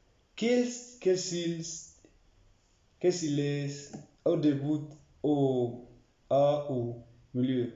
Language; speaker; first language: French; non-native, learner; Spanish